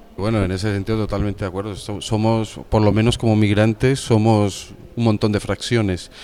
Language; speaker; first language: Spanish; native; Spanish